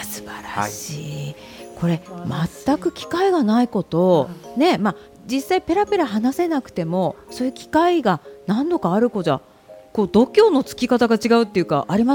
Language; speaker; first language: Japanese; native; Japanese